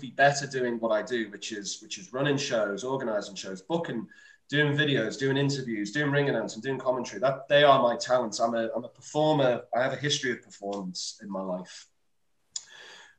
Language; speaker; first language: English; native; English